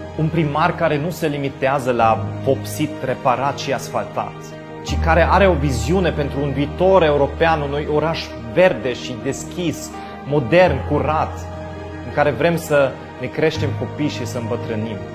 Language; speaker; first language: Romanian; non-native, fluent; German